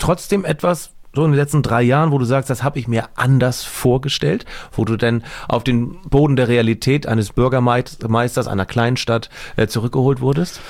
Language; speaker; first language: German; native; German